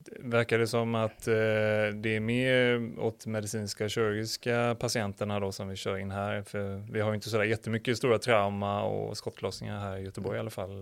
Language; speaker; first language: Swedish; native; Swedish